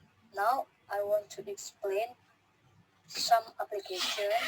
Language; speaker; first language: English; non-native, learner; Indonesian